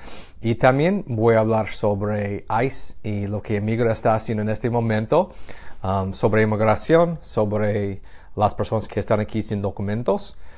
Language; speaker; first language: Spanish; non-native, fluent; English